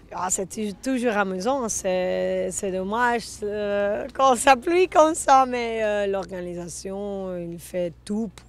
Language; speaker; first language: French; non-native, local second language; Dutch